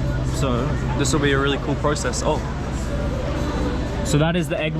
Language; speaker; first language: English; native; English